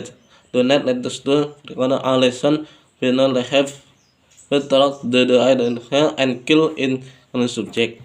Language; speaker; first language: English; non-native, learner; Indonesian